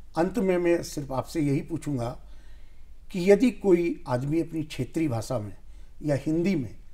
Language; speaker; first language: Hindi; native; Hindi